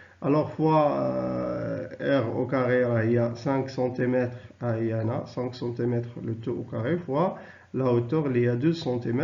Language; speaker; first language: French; non-native, local second language; Arabic